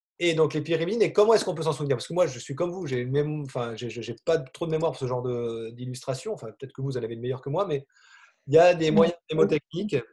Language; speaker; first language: French; native; French